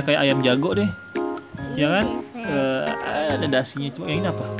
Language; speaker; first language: Indonesian; native; Indonesian